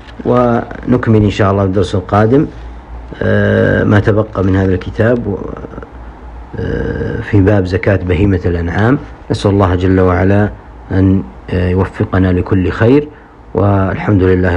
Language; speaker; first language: Arabic; native; Arabic